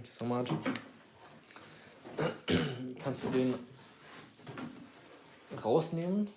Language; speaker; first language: German; native; German